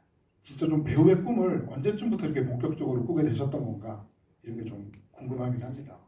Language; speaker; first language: Korean; native; Korean